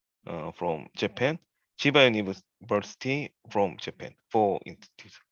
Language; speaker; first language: English; non-native, learner; Korean